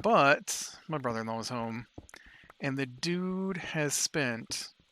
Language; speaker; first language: English; native; English